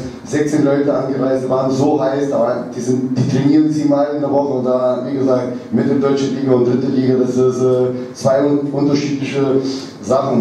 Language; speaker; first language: German; non-native, fluent; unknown